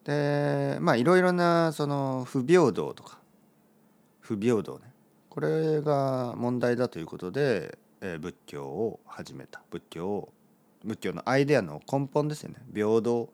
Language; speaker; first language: Japanese; native; Japanese